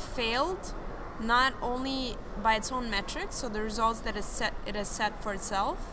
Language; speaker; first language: English; non-native, fluent; Serbian